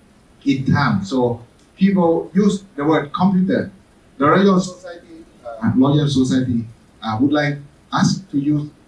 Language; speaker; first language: English; non-native, fluent; Thai